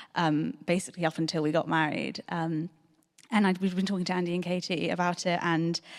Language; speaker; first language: English; native; English